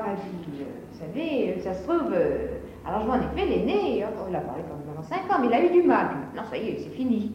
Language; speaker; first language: French; native; French